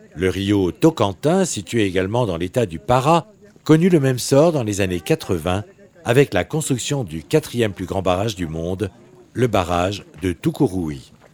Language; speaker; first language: French; native; French